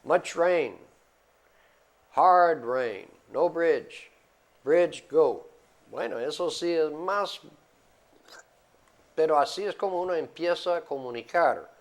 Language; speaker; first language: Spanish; non-native, fluent; English